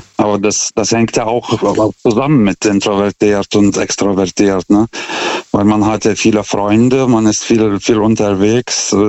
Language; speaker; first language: German; non-native, fluent; Lithuanian